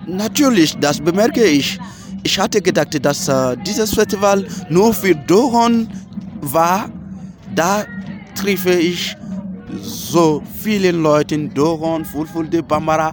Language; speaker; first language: German; non-native, learner; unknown